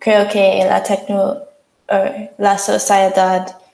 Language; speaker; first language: Spanish; non-native, learner; English